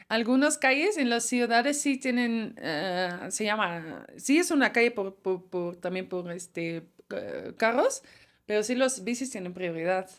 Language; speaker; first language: Spanish; non-native, fluent; Dutch